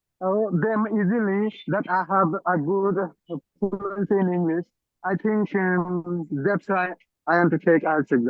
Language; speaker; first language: English; non-native, learner; Bangla